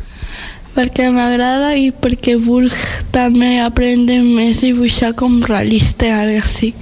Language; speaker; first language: Catalan; early bilingual, other home language; Spanish